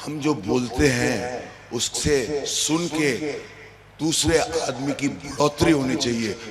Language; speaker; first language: Hindi; non-native, local second language; Punjabi